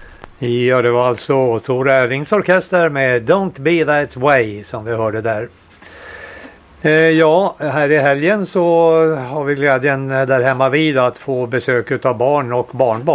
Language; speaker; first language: Swedish; native; Swedish